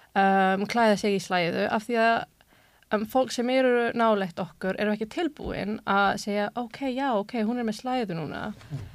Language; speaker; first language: Icelandic; non-native, learner; Urdu